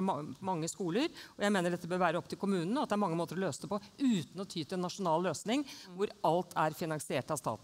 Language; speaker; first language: Norwegian; native; Norwegian